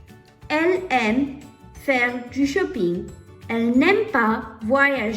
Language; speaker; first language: French; non-native, fluent; English